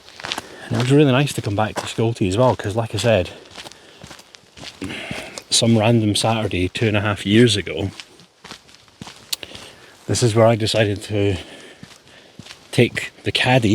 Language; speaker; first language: English; native; English